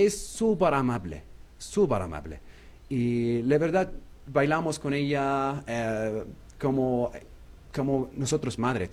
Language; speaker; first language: Spanish; non-native, learner; Arabic